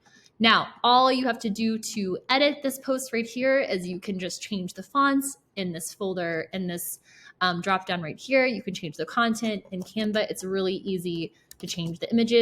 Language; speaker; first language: English; native; English